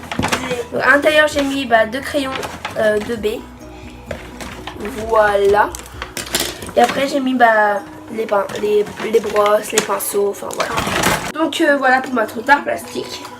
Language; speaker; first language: French; native; French